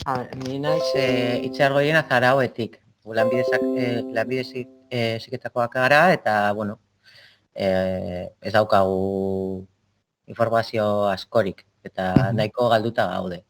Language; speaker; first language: Basque; non-native, local second language; Spanish